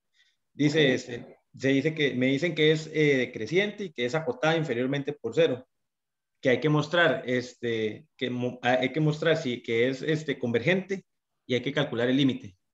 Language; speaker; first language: Spanish; native; Spanish